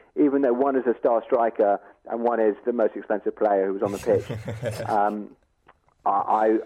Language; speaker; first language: English; native; English